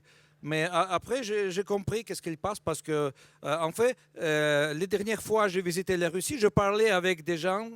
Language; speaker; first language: French; non-native, fluent; Russian